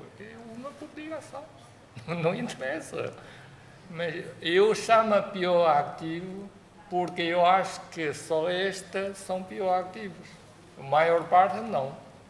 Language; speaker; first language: Portuguese; non-native, fluent; Chinese